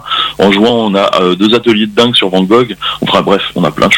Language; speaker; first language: French; native; French